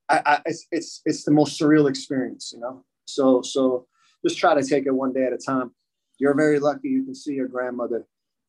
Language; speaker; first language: English; native; English